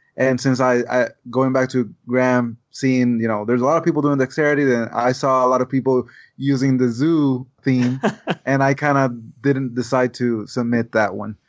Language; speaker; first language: English; non-native, fluent; Spanish